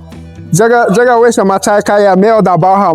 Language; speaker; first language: Chinese; non-native, fluent; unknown